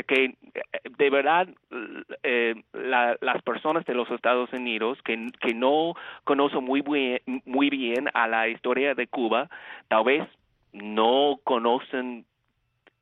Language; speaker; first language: Spanish; non-native, fluent; English